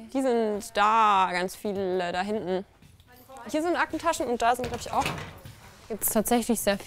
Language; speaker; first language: German; native; German